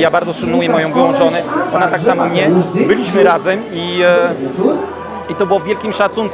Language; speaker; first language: Polish; early bilingual, heritage; Polish